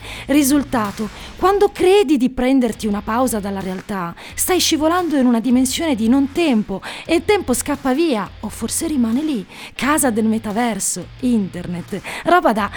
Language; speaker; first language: Italian; native; Italian